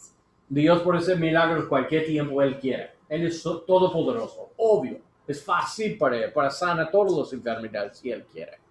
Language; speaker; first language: Spanish; non-native, learner; English